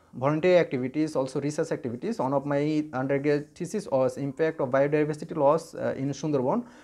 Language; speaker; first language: English; non-native, local second language; Bangla